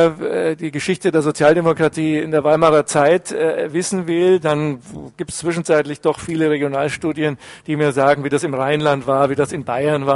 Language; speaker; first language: German; native; German